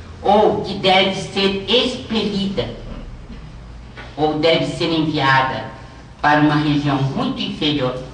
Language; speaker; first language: Portuguese; native; Portuguese